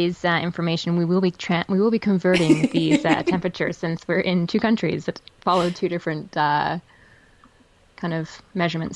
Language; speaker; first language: English; native; English